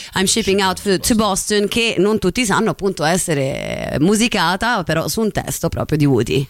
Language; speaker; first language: Italian; native; Italian